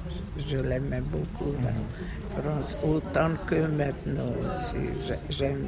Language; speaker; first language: French; non-native, fluent; Hungarian